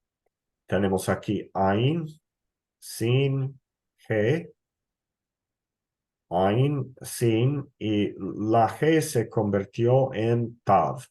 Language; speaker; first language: Spanish; non-native, fluent; English